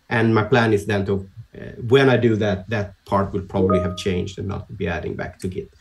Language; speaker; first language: English; non-native, fluent; Swedish